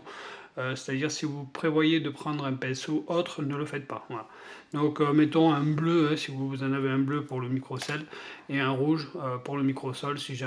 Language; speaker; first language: French; native; French